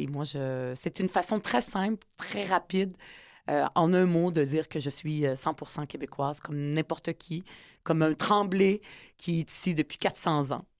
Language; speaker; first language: French; early bilingual, other home language; Arabic